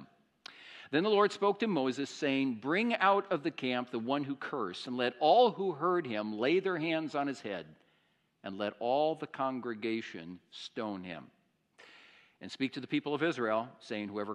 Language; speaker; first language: English; native; English